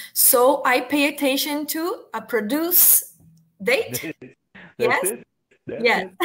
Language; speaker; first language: English; non-native, learner; Portuguese